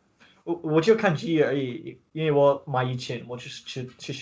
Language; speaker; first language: Chinese; non-native, learner; English